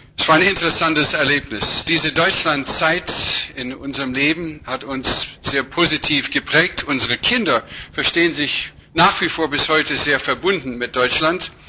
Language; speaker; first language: German; non-native, fluent; English